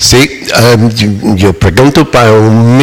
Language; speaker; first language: Spanish; non-native, learner; English